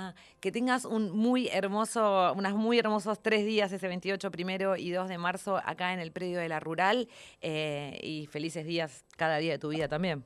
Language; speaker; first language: Spanish; native; Spanish